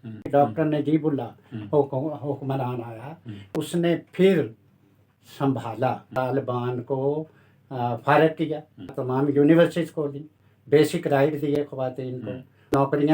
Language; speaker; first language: Urdu; non-native, local second language; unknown